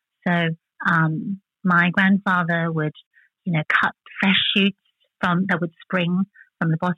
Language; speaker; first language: English; early bilingual, other home language; Chinese